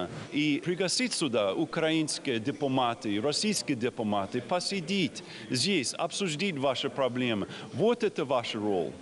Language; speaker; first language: Russian; non-native, fluent; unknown